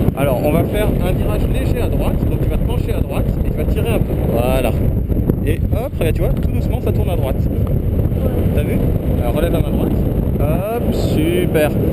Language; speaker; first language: French; native; French